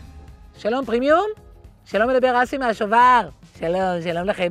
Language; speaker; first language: Hebrew; native; Hebrew